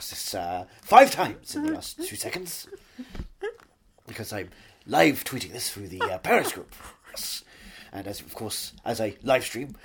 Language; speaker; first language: English; native; English